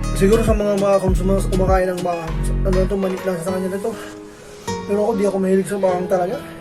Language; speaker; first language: Filipino; non-native, local second language; Bikol